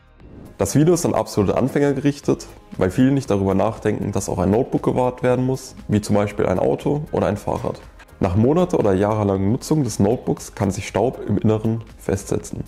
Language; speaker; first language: German; native; German